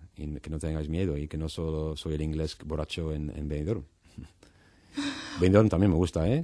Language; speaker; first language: Spanish; non-native, fluent; Dutch